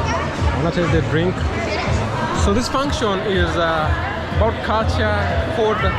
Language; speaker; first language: English; non-native, local second language; Swahili